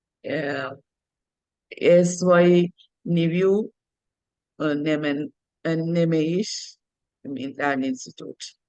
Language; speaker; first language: German; non-native, learner; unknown